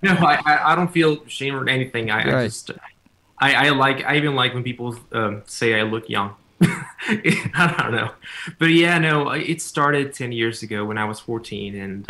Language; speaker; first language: English; non-native, fluent; Spanish